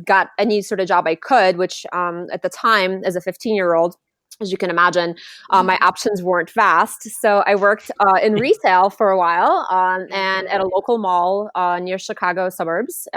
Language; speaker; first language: English; non-native, fluent; Lithuanian